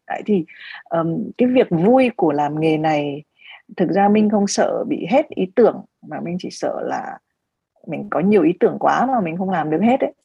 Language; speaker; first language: Vietnamese; native; Vietnamese